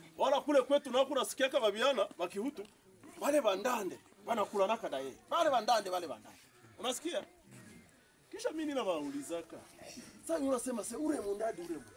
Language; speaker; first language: Swahili; non-native, local second language; Kinyarwanda